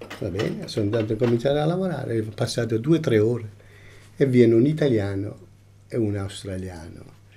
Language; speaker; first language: Italian; native; Italian